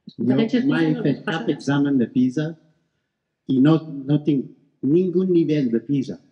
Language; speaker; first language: Catalan; non-native, fluent; English